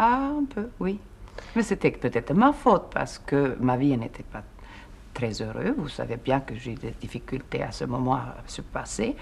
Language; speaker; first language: French; non-native, fluent; Swedish